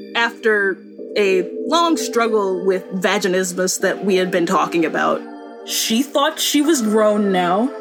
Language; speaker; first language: English; native; English